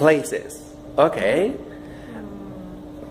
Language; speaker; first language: English; non-native, fluent; Spanish